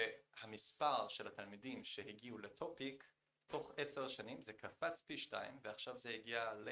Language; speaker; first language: Hebrew; non-native, fluent; Korean